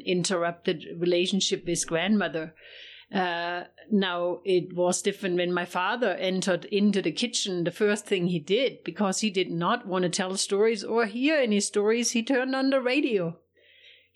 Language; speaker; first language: English; non-native, fluent; German